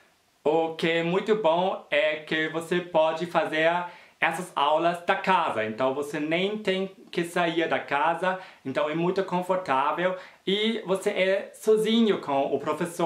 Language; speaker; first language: Portuguese; non-native, fluent; German